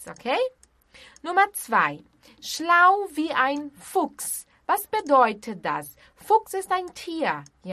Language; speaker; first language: German; non-native, fluent; Portuguese